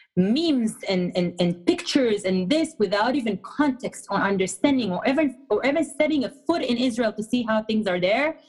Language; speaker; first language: English; non-native, fluent; Hebrew